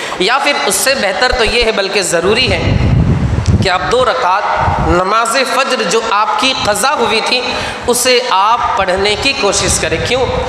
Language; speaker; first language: Urdu; native; Urdu